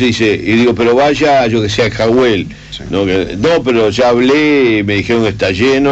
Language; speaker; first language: Spanish; native; Spanish